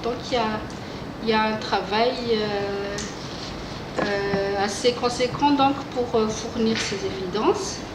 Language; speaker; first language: French; non-native, local second language; Malagasy